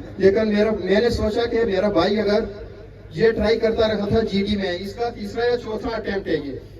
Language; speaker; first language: Hindi; non-native, local second language; Punjabi